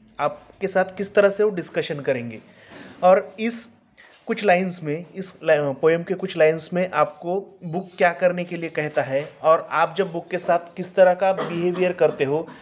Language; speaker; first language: Hindi; non-native, local second language; Marathi